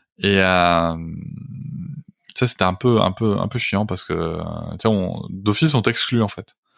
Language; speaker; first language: French; native; French